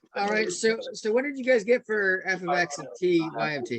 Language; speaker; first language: English; native; English